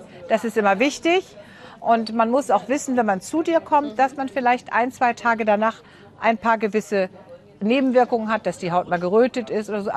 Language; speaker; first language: German; native; German